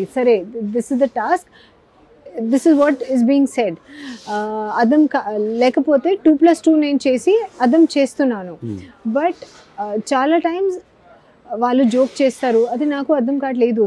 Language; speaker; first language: Telugu; non-native, learner; Hindi